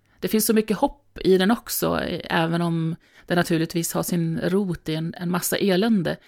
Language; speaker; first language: Swedish; native; Swedish